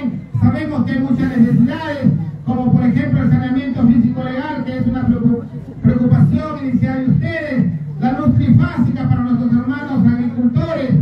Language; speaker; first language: Spanish; native; Spanish